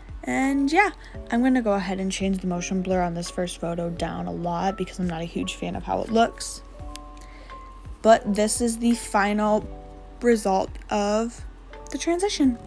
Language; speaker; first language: English; native; English